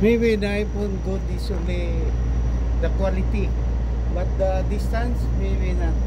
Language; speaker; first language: English; non-native, local second language; Filipino